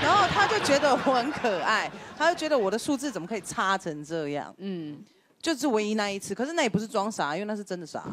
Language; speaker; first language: Chinese; native; Chinese